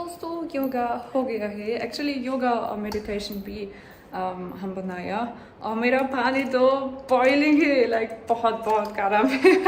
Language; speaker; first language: Hindi; non-native, learner; German